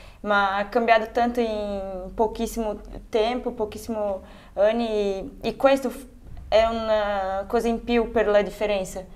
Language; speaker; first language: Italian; non-native, fluent; Portuguese